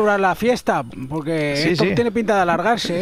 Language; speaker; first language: Spanish; native; Spanish